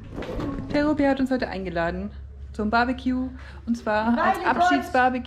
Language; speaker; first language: German; native; German